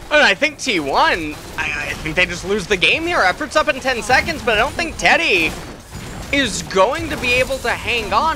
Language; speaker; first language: English; native; English